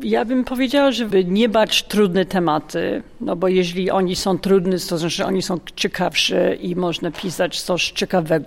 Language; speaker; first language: Polish; non-native, fluent; English